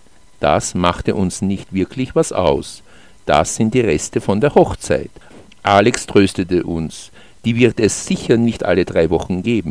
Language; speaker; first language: German; native; German